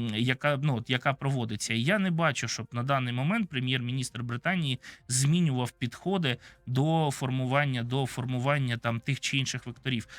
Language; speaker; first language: Ukrainian; non-native, local second language; Russian